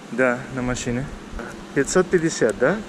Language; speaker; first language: Russian; non-native, learner; Spanish